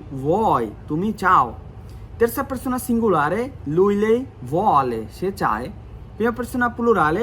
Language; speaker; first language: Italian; non-native, fluent; Bangla